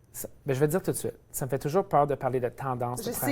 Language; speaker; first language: French; native; French